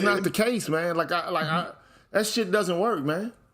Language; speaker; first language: English; native; English